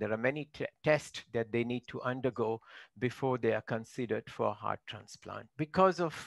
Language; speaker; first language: English; non-native, local second language; Marathi